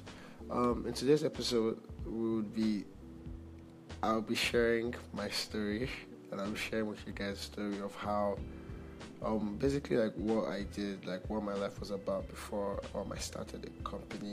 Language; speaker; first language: English; non-native, local second language; Igbo